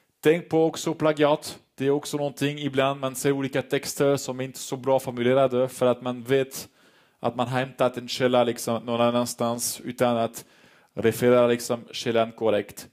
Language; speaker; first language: Swedish; non-native, fluent; French